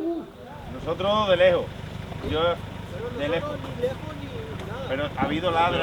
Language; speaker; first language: Spanish; native; Spanish